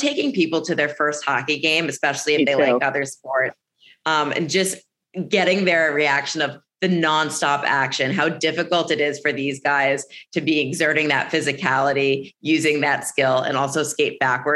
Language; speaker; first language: English; native; English